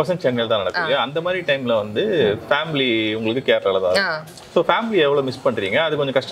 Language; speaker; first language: Tamil; native; Tamil